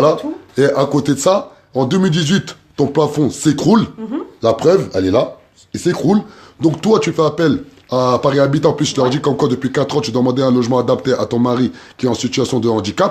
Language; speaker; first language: French; native; French